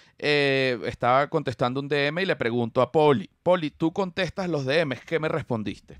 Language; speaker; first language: Spanish; native; Spanish